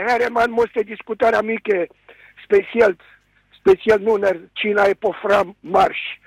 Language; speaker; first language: Swedish; non-native, fluent; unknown